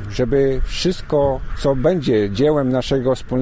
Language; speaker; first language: Polish; native; Polish